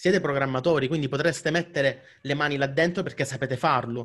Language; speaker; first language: Italian; native; Italian